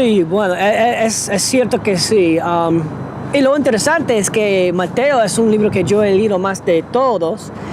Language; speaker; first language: Spanish; non-native, fluent; English